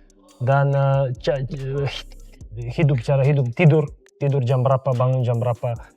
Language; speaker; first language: Indonesian; non-native, fluent; Serbian